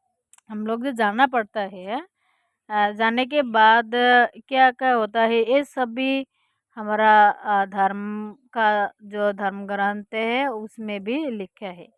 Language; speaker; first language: Hindi; non-native, fluent; Bangla